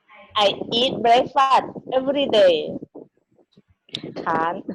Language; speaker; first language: English; non-native, learner; Thai